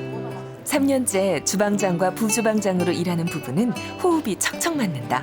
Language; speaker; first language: Korean; native; Korean